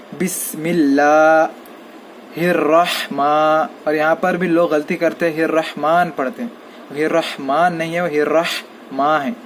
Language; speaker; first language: Urdu; native; Urdu